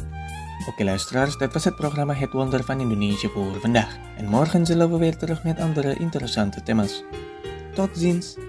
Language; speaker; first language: Dutch; non-native, fluent; Indonesian